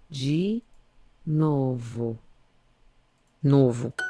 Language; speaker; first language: Portuguese; non-native, learner; English